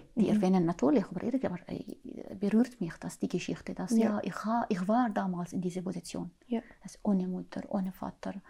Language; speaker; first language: German; non-native, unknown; Arabic